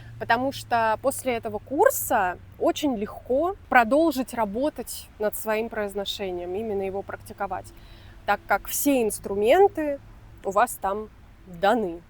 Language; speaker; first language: Russian; native; Russian